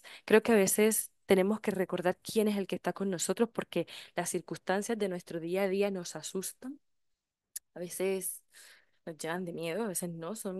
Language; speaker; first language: Spanish; native; Spanish